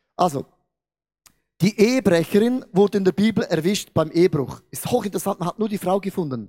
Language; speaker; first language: German; non-native, fluent; Portuguese